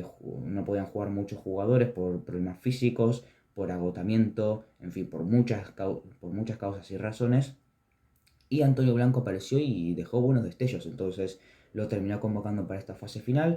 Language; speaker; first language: Spanish; native; Spanish